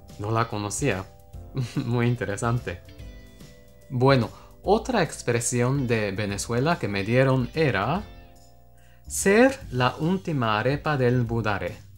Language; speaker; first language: Spanish; non-native, fluent; Japanese